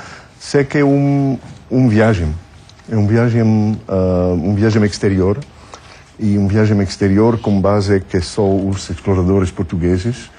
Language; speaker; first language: Portuguese; non-native, fluent; French